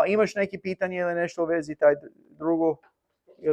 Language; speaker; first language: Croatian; non-native, learner; English